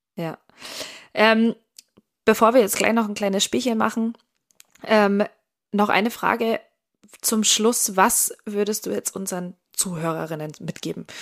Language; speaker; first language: German; native; German